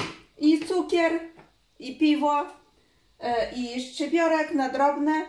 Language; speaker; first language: Polish; non-native, learner; Chinese